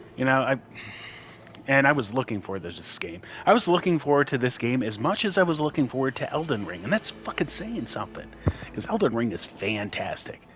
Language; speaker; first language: English; native; English